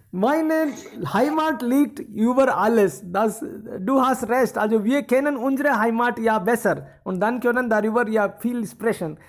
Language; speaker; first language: German; non-native, fluent; Hindi